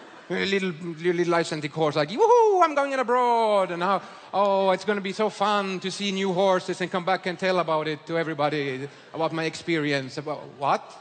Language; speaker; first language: English; non-native, fluent; Swedish